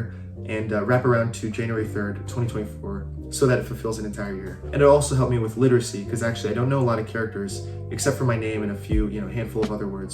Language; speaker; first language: English; early bilingual, other home language; Chinese